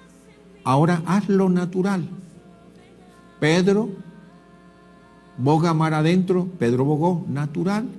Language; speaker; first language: Spanish; native; Spanish